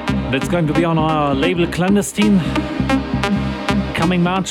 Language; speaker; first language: English; non-native, fluent; German